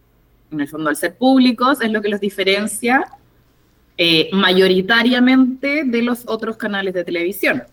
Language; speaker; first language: Spanish; native; Spanish